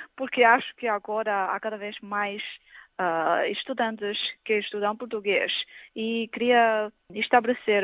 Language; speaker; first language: Portuguese; non-native, fluent; Chinese